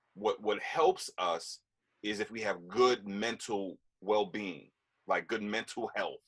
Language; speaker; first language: English; native; English